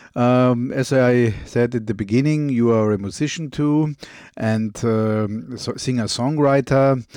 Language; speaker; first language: English; non-native, fluent; Italian